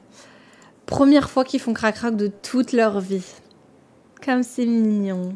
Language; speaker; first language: French; native; French